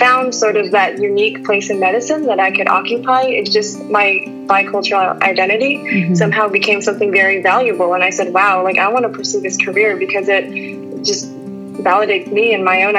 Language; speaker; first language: English; native; English